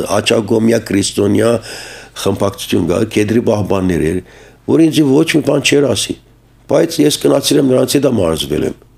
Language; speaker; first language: Armenian; early bilingual, heritage; Armenian